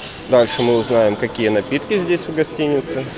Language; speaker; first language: Russian; native; Russian